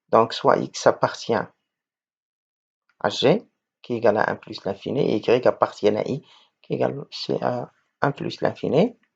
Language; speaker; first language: French; non-native, local second language; Arabic